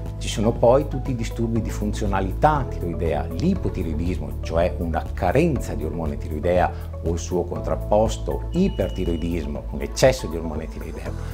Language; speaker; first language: Italian; native; Italian